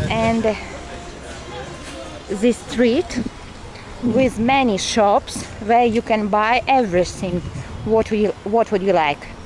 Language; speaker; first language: English; non-native, learner; Russian